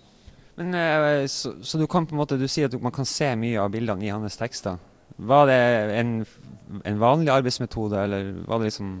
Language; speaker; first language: Norwegian; native; Norwegian